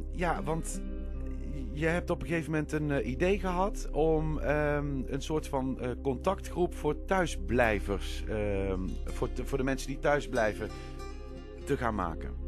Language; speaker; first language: Dutch; native; Dutch